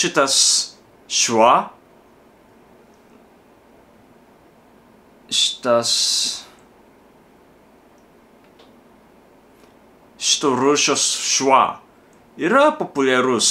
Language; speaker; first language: Lithuanian; non-native, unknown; Japanese